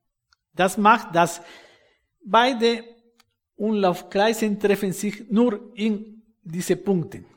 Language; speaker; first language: German; non-native, fluent; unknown